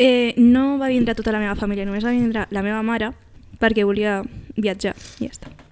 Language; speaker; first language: Catalan; non-native, local second language; Spanish